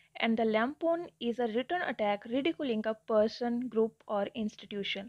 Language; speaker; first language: English; non-native, local second language; Punjabi